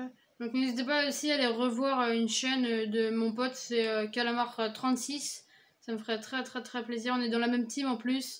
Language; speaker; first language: French; native; French